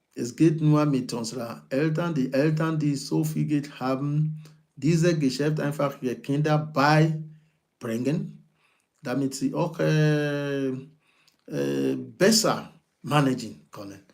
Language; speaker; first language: German; non-native, fluent; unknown